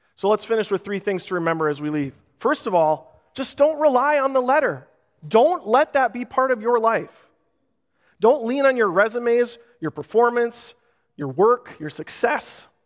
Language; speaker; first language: English; native; English